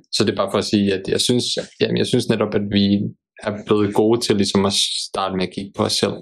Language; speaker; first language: Danish; early bilingual, other home language; Bosnian